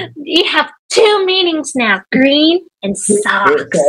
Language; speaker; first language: English; native; English